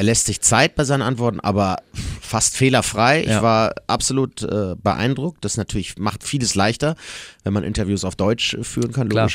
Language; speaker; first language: German; native; German